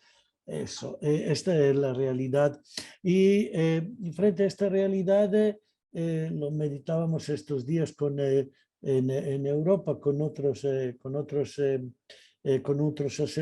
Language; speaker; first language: Spanish; non-native, fluent; Italian